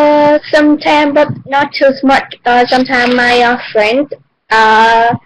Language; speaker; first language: English; non-native, learner; Vietnamese